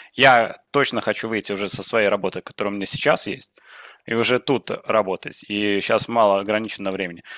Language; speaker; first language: Russian; non-native, local second language; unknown